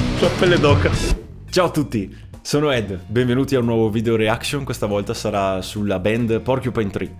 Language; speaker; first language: Italian; native; Italian